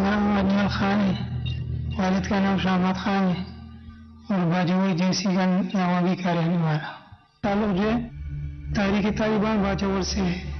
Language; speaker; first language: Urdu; non-native, local second language; Pashto